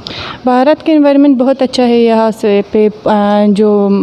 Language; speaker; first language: Hindi; non-native, fluent; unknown